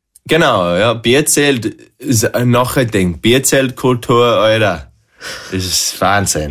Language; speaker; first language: German; non-native, fluent; English